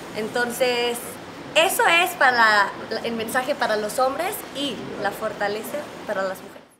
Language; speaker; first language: Spanish; non-native, fluent; Hebrew